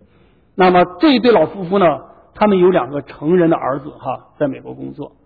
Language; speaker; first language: Chinese; native; Chinese